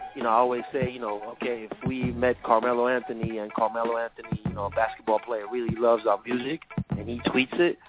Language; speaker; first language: English; early bilingual, other home language; French